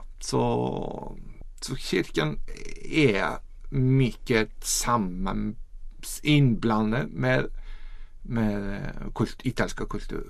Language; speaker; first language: Swedish; non-native, learner; Icelandic